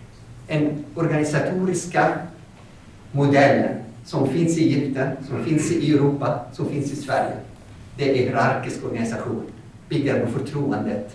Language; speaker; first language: Swedish; non-native, fluent; Arabic